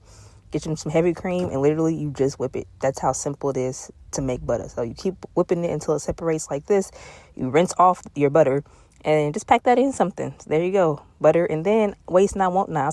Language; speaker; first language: English; native; English